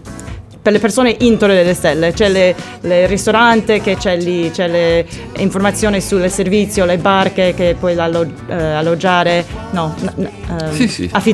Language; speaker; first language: Italian; non-native, learner; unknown